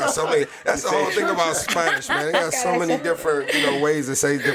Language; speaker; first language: English; native; English